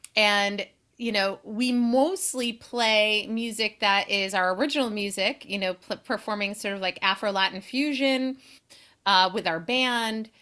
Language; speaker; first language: English; native; English